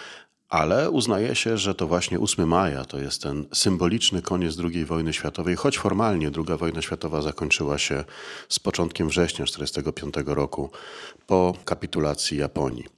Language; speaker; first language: Polish; native; Polish